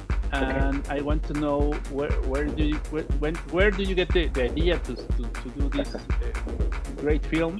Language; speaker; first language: English; non-native, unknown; Spanish